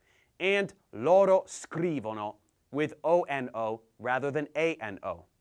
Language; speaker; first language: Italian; non-native, learner; English